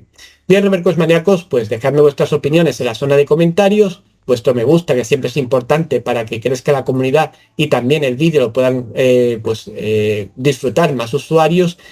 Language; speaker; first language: Spanish; native; Spanish